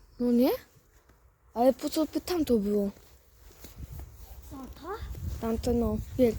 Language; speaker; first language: Polish; native; Polish